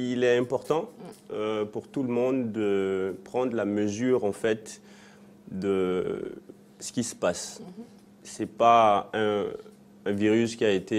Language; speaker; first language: French; non-native, local second language; Fon